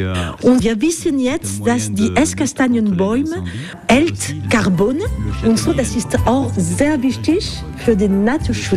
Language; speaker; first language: German; non-native, learner; French